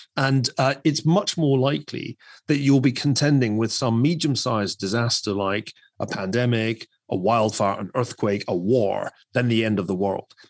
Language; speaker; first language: English; native; English